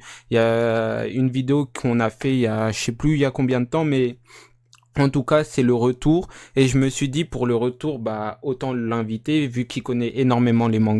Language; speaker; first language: French; native; French